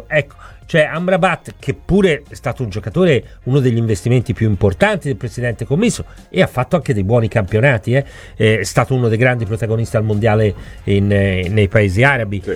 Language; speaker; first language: Italian; native; Italian